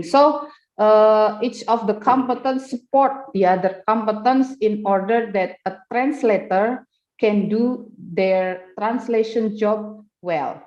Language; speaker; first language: English; non-native, fluent; Indonesian